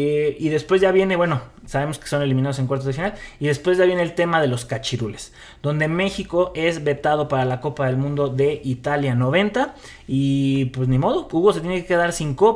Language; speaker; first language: Spanish; native; Spanish